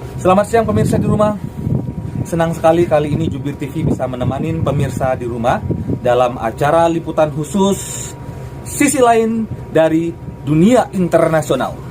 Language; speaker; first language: Indonesian; native; Indonesian